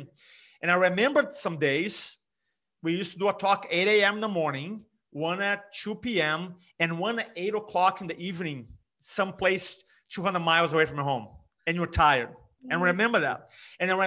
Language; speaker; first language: English; non-native, fluent; Portuguese